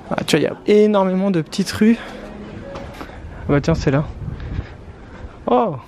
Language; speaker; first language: French; native; French